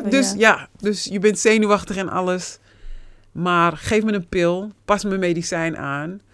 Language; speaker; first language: Dutch; native; Dutch